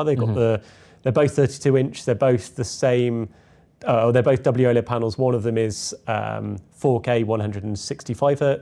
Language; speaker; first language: English; native; English